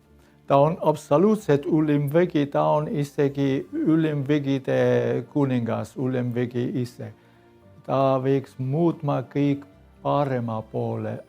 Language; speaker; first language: Estonian; non-native, learner; Armenian